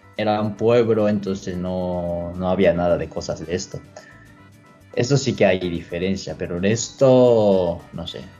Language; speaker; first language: Spanish; non-native, learner; Japanese